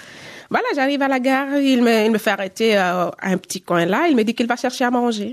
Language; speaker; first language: French; non-native, local second language; Fula